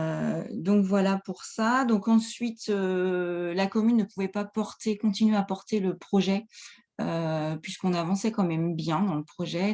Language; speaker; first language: French; native; French